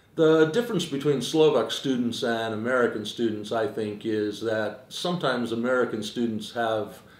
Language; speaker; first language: English; native; English